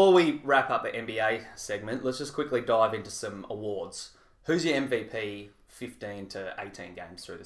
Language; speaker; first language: English; native; English